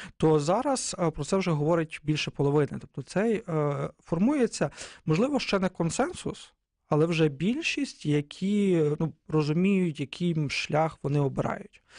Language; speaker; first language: Ukrainian; native; Ukrainian